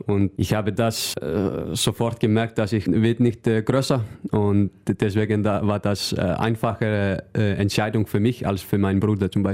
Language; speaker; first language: German; non-native, learner; Icelandic